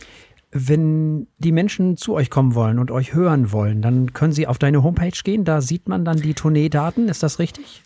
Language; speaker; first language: German; native; German